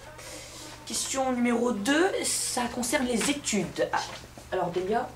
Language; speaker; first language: French; native; French